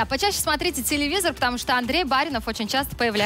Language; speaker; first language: Russian; native; Russian